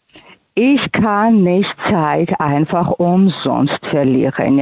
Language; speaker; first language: German; non-native, fluent; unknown